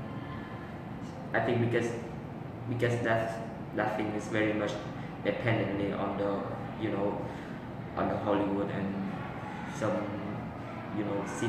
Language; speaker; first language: English; non-native, learner; Vietnamese